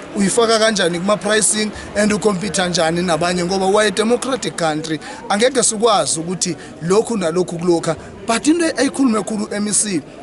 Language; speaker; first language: Zulu; non-native, local second language; South Ndebele